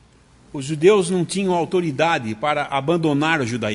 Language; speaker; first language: Portuguese; native; Portuguese